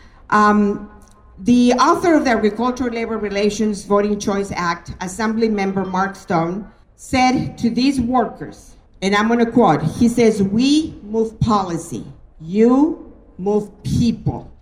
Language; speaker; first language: English; non-native, fluent; Spanish